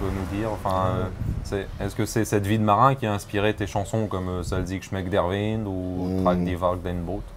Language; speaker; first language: French; native; French